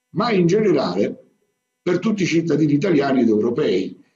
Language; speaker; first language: Italian; native; Italian